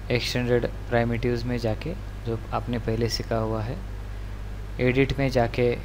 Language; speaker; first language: Hindi; non-native, local second language; Marathi